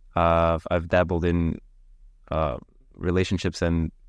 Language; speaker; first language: English; early bilingual, heritage; Lithuanian